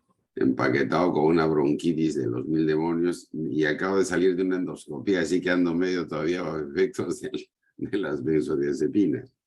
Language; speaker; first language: Spanish; native; Spanish